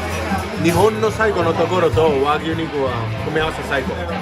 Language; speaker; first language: Japanese; non-native, learner; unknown